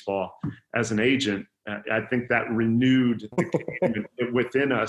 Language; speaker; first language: English; native; English